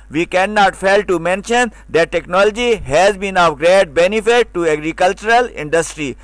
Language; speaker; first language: English; non-native, local second language; Urdu